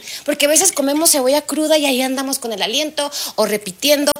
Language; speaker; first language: Spanish; native; Spanish